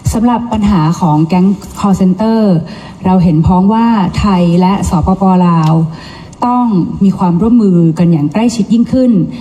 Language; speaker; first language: Thai; native; Thai